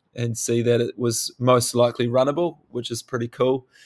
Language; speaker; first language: English; native; English